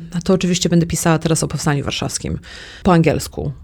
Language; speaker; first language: Polish; early bilingual, heritage; Polish